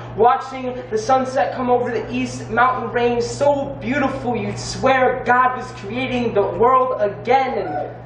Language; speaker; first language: English; native; English